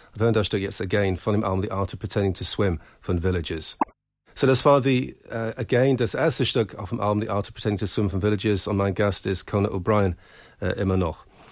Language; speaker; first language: German; non-native, fluent; English